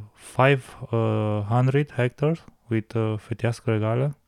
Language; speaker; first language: English; non-native, learner; Romanian